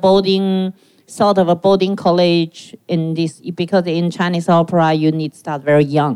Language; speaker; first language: English; non-native, learner; Chinese